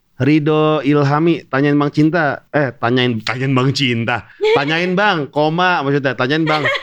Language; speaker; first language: Indonesian; native; Indonesian